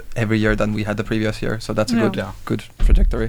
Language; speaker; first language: English; non-native, fluent; Finnish